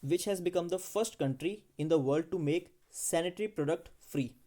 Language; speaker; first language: English; non-native, local second language; Punjabi